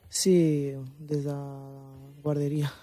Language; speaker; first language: Catalan; early bilingual, other home language; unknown